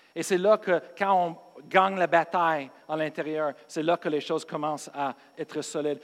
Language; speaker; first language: French; non-native, fluent; English